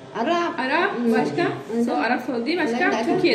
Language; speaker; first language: Turkish; non-native, fluent; Indonesian